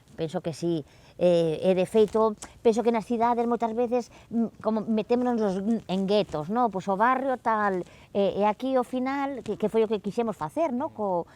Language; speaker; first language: Galician; non-native, local second language; Spanish